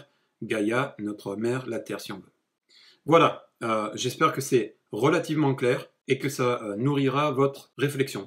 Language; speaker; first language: French; native; French